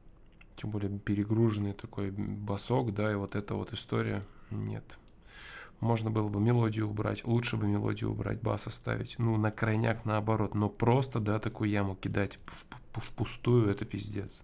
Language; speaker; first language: Russian; native; Russian